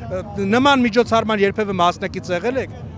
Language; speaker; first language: Armenian; native; Armenian